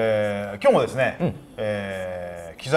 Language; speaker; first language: Japanese; native; Japanese